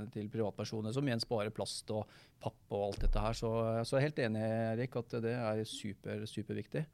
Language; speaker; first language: Norwegian; native; Norwegian